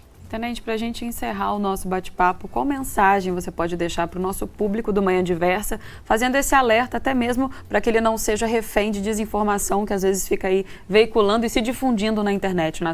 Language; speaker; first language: Portuguese; native; Portuguese